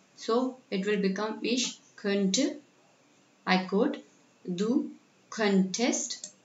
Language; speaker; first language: German; non-native, fluent; Hindi